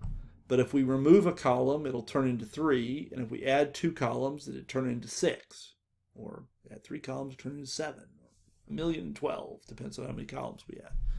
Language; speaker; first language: English; native; English